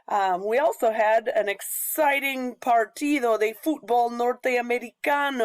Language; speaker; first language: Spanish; non-native, fluent; English